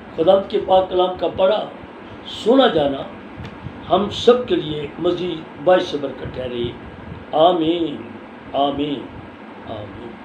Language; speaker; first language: Urdu; non-native, local second language; Punjabi